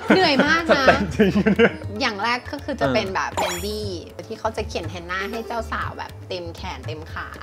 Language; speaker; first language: Thai; native; Thai